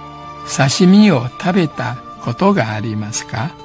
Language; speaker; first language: Japanese; non-native, fluent; Min Nan Chinese